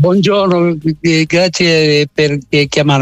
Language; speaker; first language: Italian; non-native, learner; Spanish